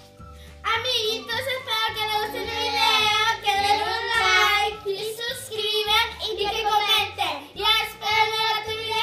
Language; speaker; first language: Spanish; early bilingual, heritage; Spanish